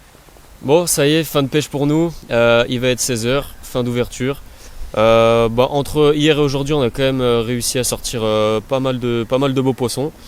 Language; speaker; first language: French; native; French